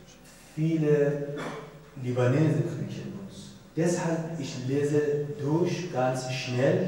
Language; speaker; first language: German; non-native, fluent; Persian